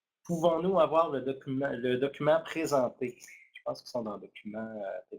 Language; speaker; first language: French; native; French